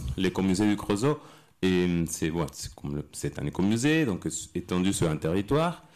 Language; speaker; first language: French; non-native, fluent; Spanish